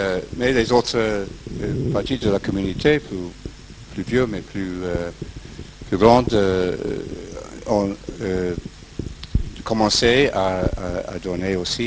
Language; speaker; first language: French; non-native, fluent; English